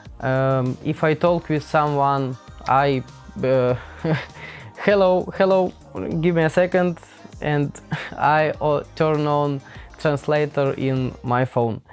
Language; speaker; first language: English; non-native, learner; Ukrainian